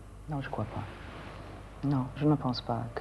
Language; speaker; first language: French; non-native, fluent; English